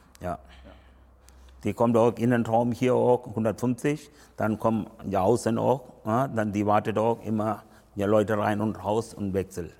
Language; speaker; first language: German; non-native, learner; Tamil